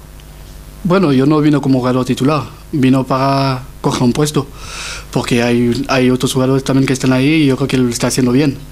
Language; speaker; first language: Spanish; non-native, fluent; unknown